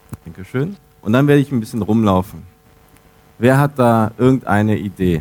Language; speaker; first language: German; native; German